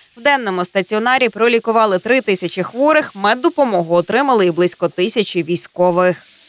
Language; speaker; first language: Ukrainian; native; Ukrainian